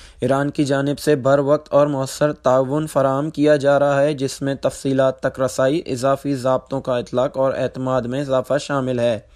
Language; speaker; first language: Urdu; non-native, local second language; Baluchi